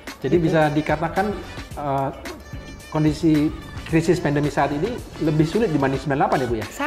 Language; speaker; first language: Indonesian; native; Indonesian